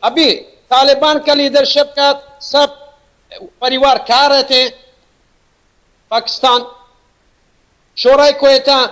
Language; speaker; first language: Hindi; non-native, learner; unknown